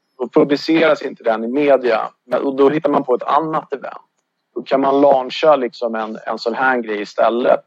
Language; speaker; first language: Swedish; native; Swedish